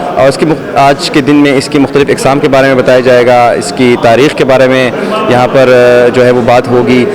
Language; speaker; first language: Urdu; non-native, local second language; Khowar